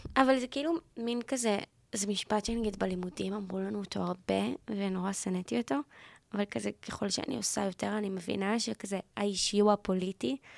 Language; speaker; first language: Hebrew; native; Hebrew